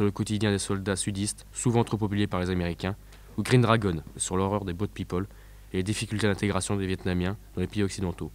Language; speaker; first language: French; native; French